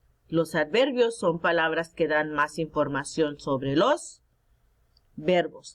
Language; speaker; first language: Spanish; early bilingual, heritage; Spanish